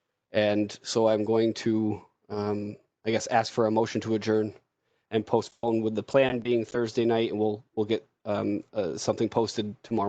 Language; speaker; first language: English; native; English